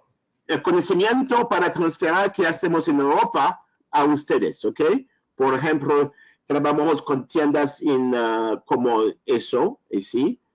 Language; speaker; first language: Spanish; non-native, learner; French